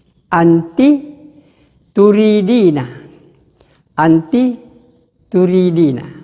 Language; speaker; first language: Arabic; non-native, fluent; Indonesian